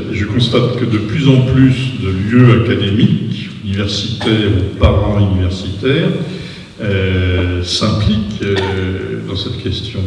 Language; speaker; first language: French; native; French